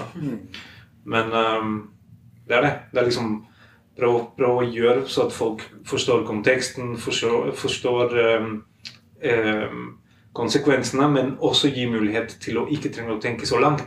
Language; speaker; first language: Norwegian; non-native, fluent; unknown